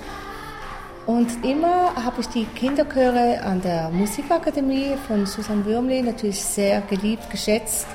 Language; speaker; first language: German; native; German